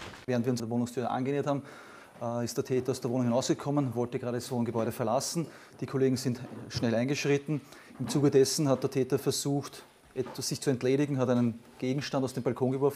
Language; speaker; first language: German; native; German